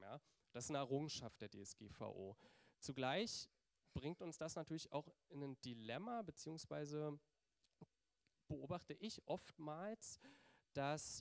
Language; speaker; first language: German; native; German